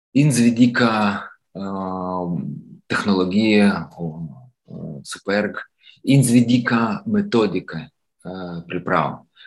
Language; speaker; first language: Slovenian; non-native, fluent; Ukrainian